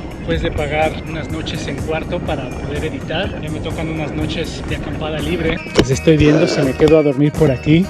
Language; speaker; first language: Spanish; native; Spanish